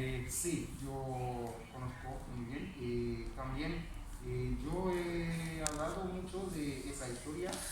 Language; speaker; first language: Spanish; non-native, learner; Haitian Creole